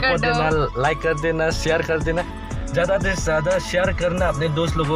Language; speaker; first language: Hindi; non-native, learner; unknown